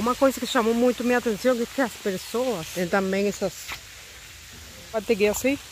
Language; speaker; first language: Portuguese; non-native, fluent; Spanish